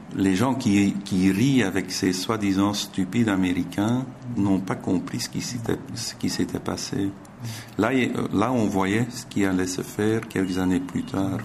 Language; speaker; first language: French; native; French